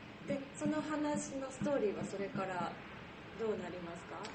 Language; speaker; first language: Japanese; native; Japanese